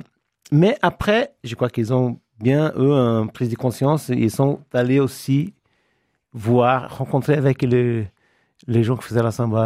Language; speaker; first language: French; non-native, fluent; Portuguese